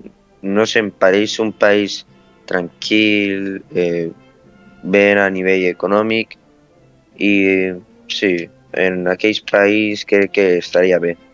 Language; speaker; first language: Catalan; early bilingual, other home language; Romanian